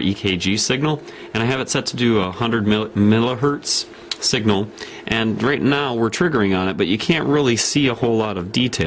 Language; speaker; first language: English; native; English